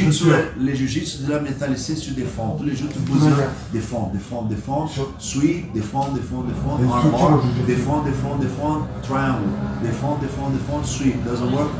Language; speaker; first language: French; non-native, learner; Portuguese